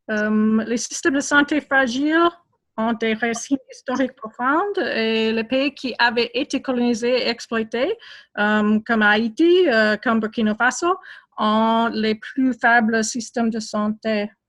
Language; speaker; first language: French; non-native, fluent; English